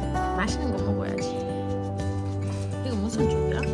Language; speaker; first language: Korean; non-native, fluent; English